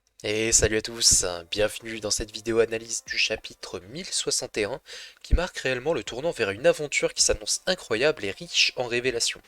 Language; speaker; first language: French; native; French